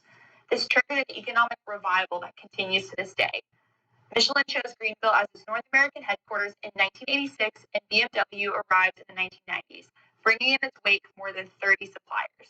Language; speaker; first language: English; native; English